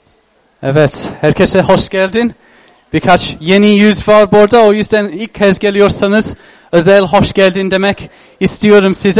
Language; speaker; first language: Turkish; non-native, fluent; English